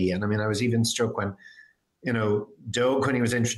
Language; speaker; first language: English; native; English